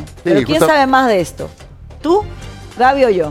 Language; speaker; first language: Spanish; native; Spanish